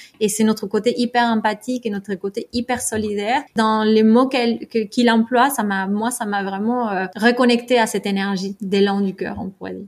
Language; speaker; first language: French; non-native, fluent; Spanish